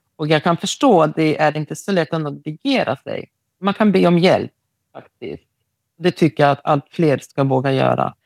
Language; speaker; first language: Swedish; non-native, local second language; Romany